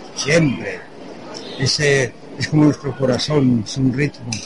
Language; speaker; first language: Spanish; non-native, fluent; French